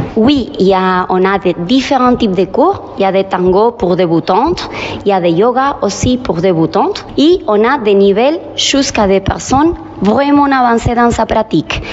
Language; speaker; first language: French; non-native, fluent; Spanish